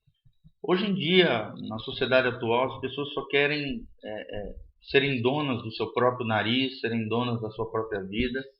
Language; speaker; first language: Portuguese; native; Portuguese